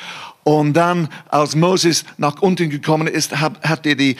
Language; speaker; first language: German; non-native, fluent; English